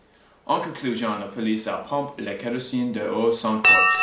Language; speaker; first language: French; non-native, learner; English